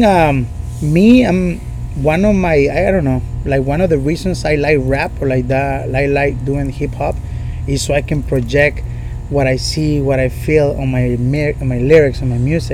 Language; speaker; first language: English; non-native, fluent; Spanish